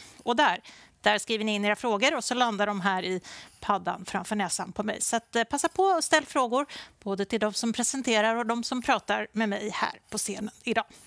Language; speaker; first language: Swedish; native; Swedish